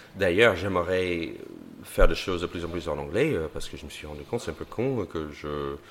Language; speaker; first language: French; non-native, fluent; English